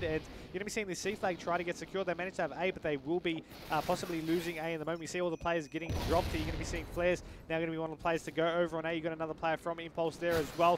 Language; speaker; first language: English; native; English